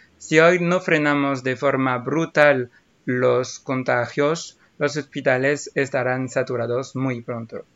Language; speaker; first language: Spanish; non-native, fluent; French